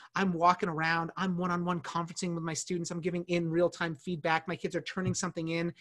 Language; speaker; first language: English; native; English